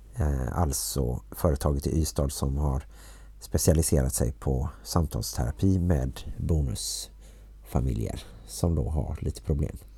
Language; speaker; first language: Swedish; native; Swedish